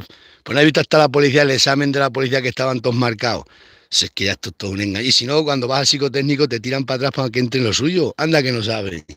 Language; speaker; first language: Spanish; native; Spanish